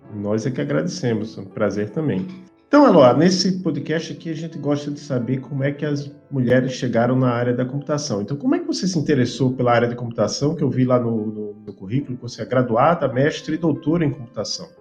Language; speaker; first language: Portuguese; native; Portuguese